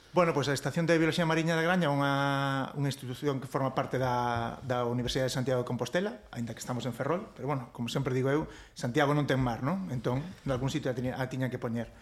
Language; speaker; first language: Galician; native; Galician